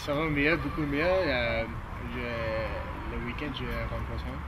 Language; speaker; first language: French; non-native, learner; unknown